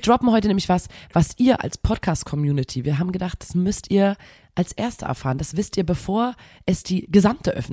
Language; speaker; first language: German; native; German